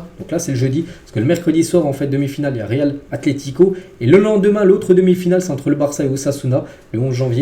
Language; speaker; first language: French; native; French